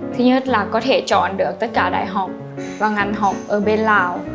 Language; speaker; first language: Vietnamese; non-native, learner; Lao